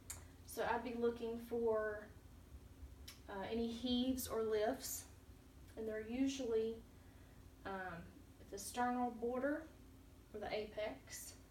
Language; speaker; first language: English; native; English